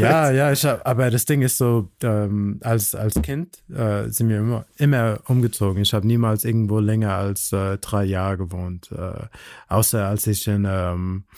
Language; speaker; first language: German; non-native, fluent; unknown